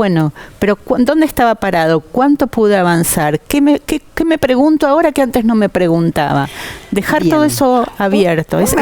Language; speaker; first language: Spanish; native; Spanish